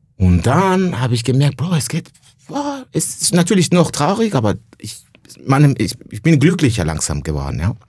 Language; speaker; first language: German; non-native, fluent; Rundi